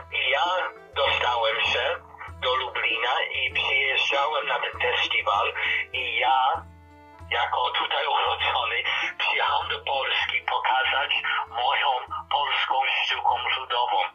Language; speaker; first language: Polish; early bilingual, heritage; Polish